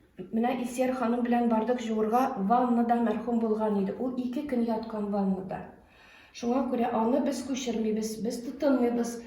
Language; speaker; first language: Tatar; native; Tatar